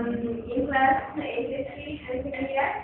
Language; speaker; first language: English; non-native, learner; Bangla